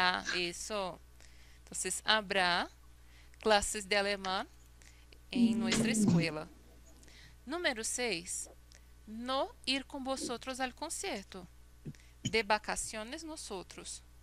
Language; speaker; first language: Spanish; non-native, fluent; Portuguese